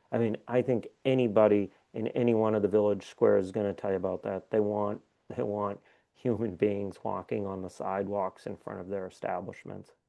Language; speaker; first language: English; native; English